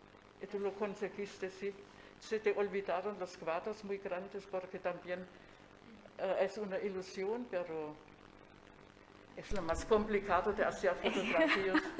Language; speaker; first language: Spanish; non-native, fluent; German